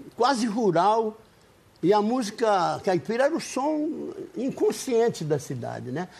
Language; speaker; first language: Portuguese; native; Portuguese